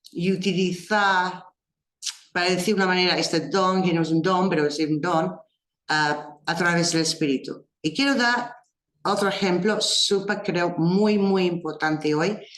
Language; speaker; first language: Spanish; non-native, fluent; English